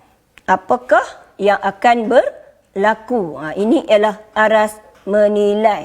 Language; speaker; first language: Malay; native; Malay